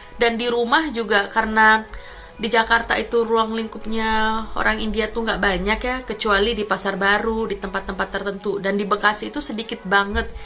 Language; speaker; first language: Indonesian; native; Indonesian